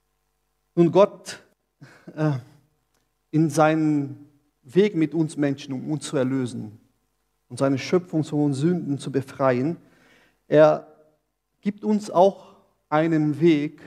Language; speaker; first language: German; non-native, fluent; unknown